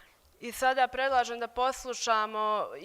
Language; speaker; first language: Bosnian; native; Bosnian